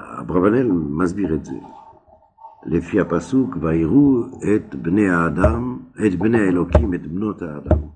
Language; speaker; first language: Hebrew; non-native, fluent; French